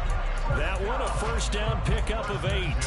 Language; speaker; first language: English; native; English